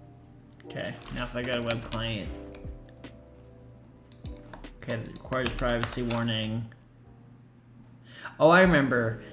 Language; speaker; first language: English; native; English